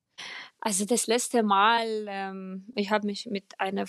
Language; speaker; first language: German; non-native, fluent; Ukrainian